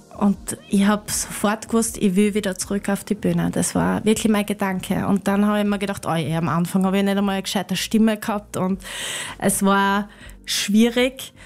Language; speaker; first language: German; native; German